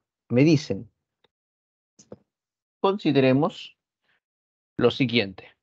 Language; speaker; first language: Spanish; native; Spanish